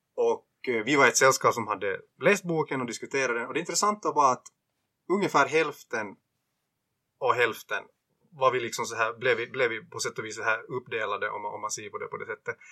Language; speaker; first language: Swedish; native; Swedish